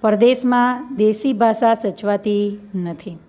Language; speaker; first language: Hindi; non-native, local second language; Gujarati